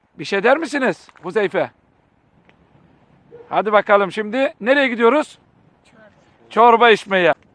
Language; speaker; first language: Turkish; native; Turkish